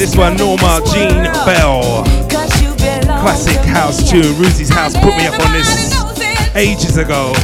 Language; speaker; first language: English; native; English